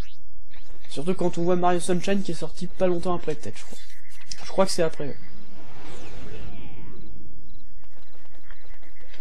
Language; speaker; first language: French; native; French